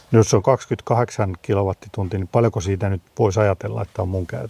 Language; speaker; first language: Finnish; native; Finnish